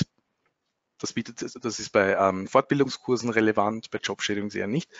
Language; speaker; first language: German; native; German